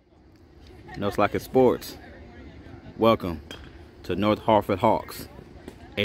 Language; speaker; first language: English; native; English